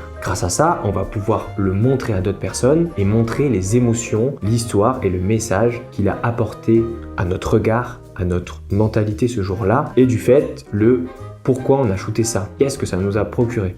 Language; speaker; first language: French; native; French